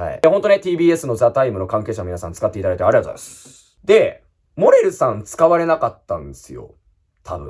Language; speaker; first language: Japanese; native; Japanese